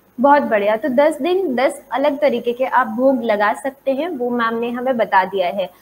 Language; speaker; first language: Hindi; native; Hindi